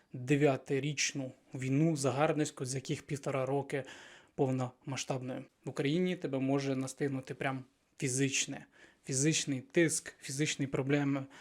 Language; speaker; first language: Ukrainian; non-native, local second language; Russian